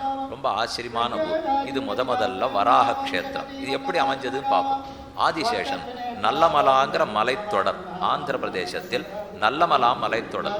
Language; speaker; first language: Tamil; native; Tamil